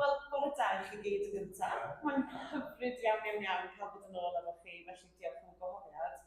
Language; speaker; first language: Welsh; native; Welsh